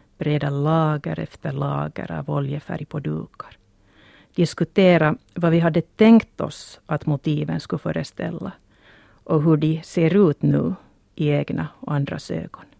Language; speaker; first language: Swedish; native; Swedish